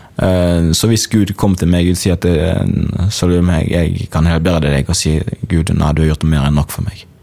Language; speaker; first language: Norwegian; early bilingual, other home language; Swahili